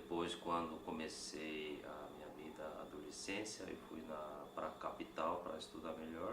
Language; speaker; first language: Portuguese; non-native, fluent; Korean